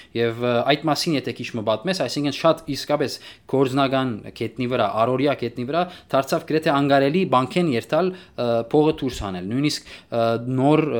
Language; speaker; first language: Armenian; early bilingual, heritage; Armenian